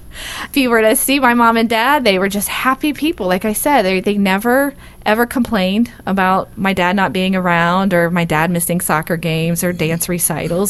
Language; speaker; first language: English; native; English